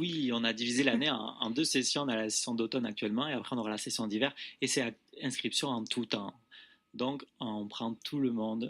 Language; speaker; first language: French; native; French